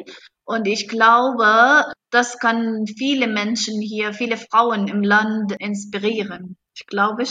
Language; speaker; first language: German; non-native, fluent; Arabic